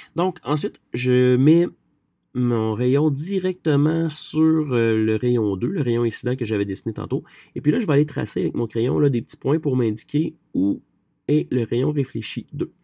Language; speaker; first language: French; native; French